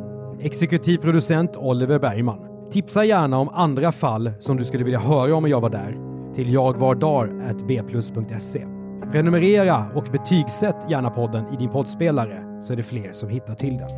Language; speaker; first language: Swedish; native; Swedish